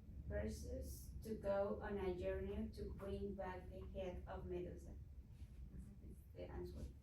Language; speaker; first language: English; non-native, learner; Spanish